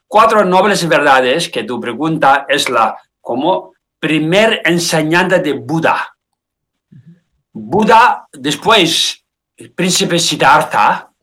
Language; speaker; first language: Spanish; non-native, learner; Tibetan